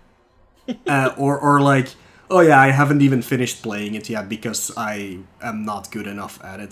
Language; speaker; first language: English; non-native, fluent; Dutch